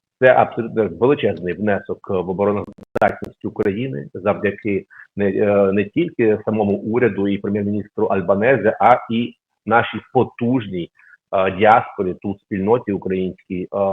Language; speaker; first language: Ukrainian; native; Ukrainian